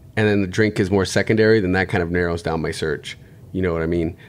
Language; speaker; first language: English; native; English